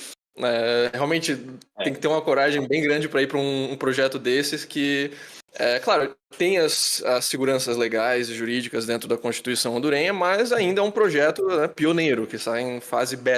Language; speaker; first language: Portuguese; native; Portuguese